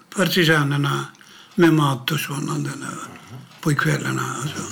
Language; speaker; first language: Swedish; non-native, learner; Greek